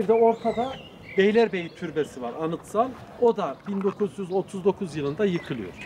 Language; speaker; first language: Turkish; native; Turkish